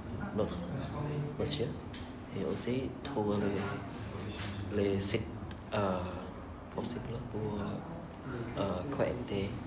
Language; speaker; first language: French; non-native, learner; Vietnamese